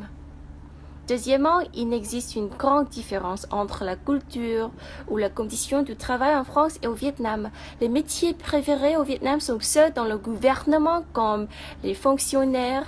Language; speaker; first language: French; non-native, fluent; Vietnamese